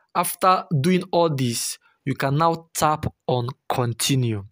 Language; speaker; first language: English; non-native, local second language; Igbo